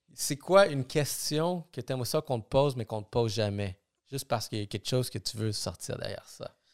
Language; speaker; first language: French; early bilingual, other home language; Spanish